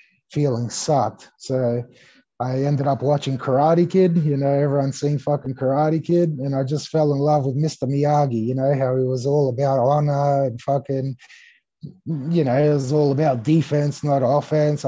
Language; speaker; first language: English; early bilingual, other home language; Greek